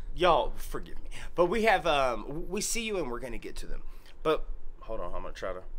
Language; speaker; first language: English; native; English